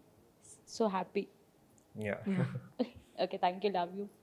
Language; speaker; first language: Telugu; native; Telugu